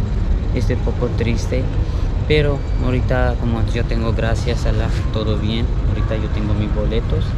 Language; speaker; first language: Spanish; non-native, learner; Punjabi